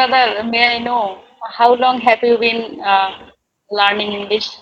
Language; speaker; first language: English; non-native, learner; Bangla